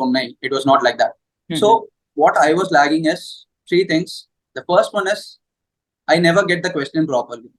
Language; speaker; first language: English; non-native, local second language; Hindi